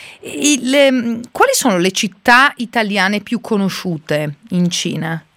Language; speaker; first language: Italian; native; Italian